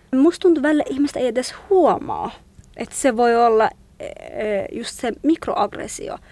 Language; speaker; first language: Finnish; non-native, fluent; Kurdish